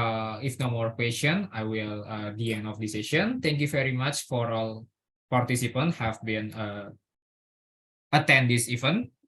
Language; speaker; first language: English; non-native, learner; Indonesian